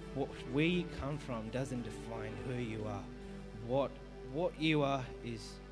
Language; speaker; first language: English; native; English